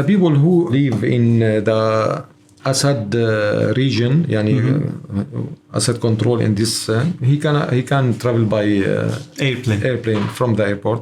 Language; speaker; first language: English; non-native, learner; Arabic